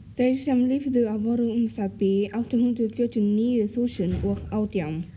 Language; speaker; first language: Icelandic; early bilingual, other home language; Vietnamese